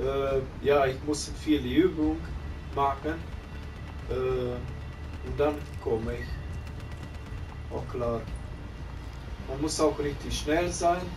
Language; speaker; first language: German; non-native, learner; Romanian